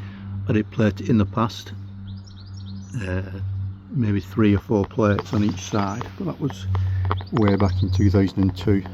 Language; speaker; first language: English; native; English